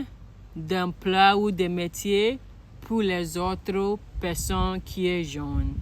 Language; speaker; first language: French; non-native, learner; Akan